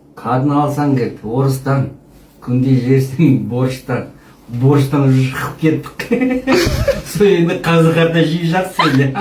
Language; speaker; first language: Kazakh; non-native, local second language; Russian